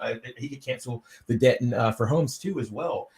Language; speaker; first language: English; native; English